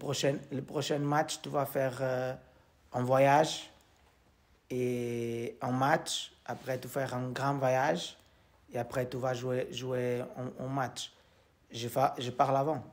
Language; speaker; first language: French; non-native, learner; Portuguese